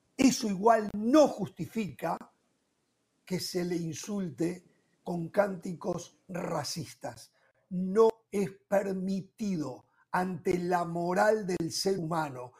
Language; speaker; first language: Spanish; native; Spanish